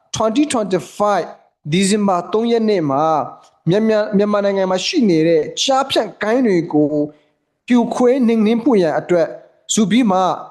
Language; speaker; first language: Burmese; native; Burmese